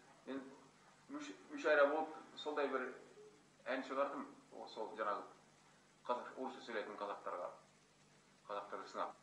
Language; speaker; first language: Kazakh; non-native, fluent; Hungarian